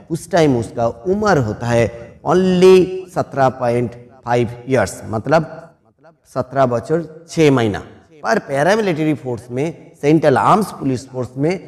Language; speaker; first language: Hindi; non-native, local second language; Bangla